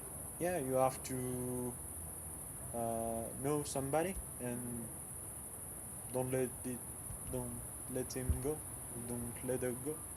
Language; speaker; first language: English; non-native, learner; French